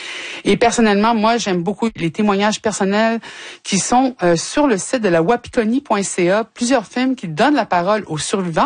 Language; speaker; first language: French; native; French